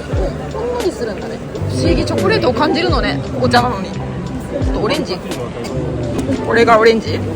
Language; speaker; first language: Japanese; native; Japanese